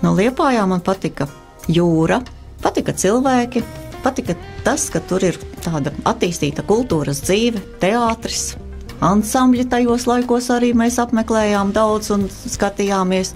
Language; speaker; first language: Latvian; native; Latvian